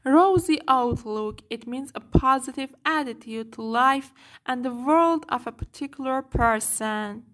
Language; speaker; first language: English; non-native, fluent; Persian